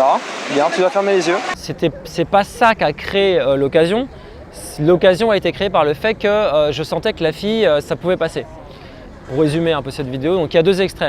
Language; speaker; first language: French; native; French